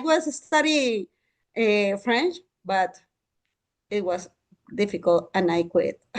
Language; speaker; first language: English; non-native, learner; Spanish